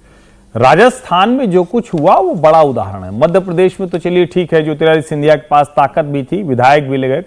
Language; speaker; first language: Hindi; native; Hindi